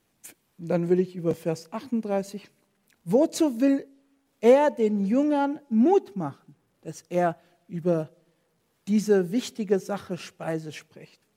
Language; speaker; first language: German; non-native, fluent; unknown